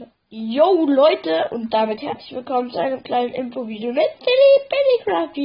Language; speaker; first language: German; native; German